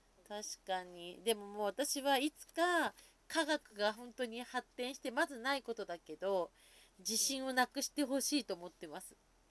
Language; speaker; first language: Japanese; native; Japanese